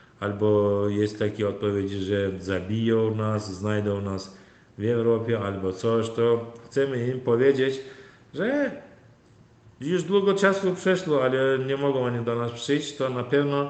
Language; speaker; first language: Polish; non-native, learner; Turkmen